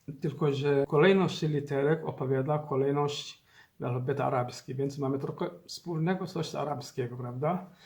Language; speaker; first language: Polish; non-native, learner; Somali